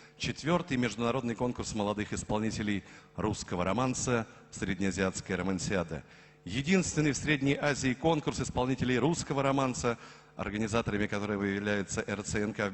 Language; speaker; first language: Russian; native; Russian